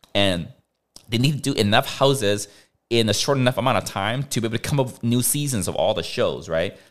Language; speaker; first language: English; non-native, local second language; Cantonese